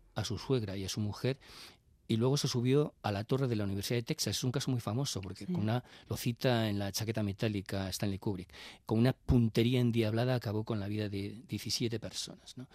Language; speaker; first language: Spanish; native; Spanish